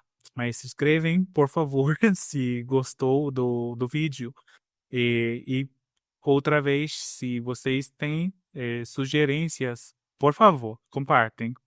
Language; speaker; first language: Portuguese; non-native, learner; English